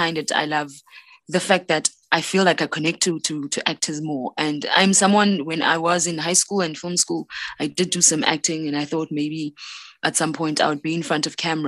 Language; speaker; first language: English; non-native, local second language; Xhosa